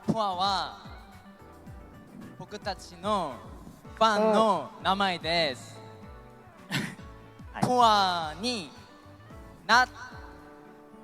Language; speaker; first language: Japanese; non-native, learner; Korean